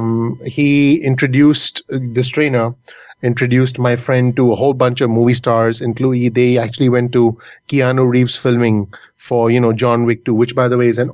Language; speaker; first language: English; non-native, local second language; Hindi